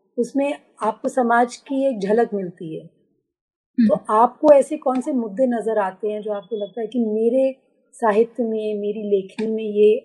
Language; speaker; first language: Hindi; native; Hindi